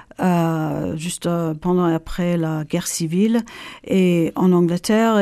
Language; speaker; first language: French; non-native, fluent; English